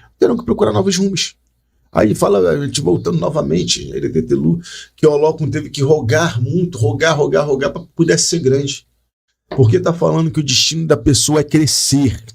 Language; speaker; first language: Portuguese; native; Portuguese